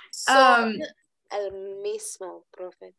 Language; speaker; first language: Spanish; non-native, learner; English